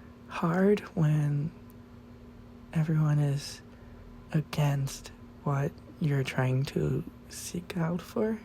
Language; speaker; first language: English; non-native, fluent; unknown